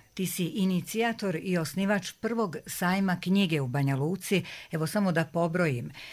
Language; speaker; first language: Serbian; native; Serbian